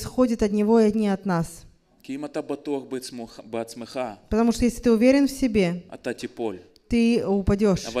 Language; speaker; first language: Russian; native; Russian